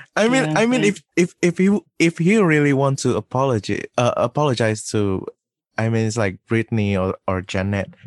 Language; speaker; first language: English; non-native, fluent; Indonesian